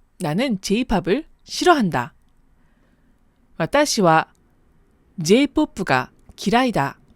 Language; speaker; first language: Korean; native; Korean